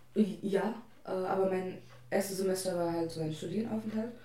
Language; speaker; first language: German; non-native, fluent; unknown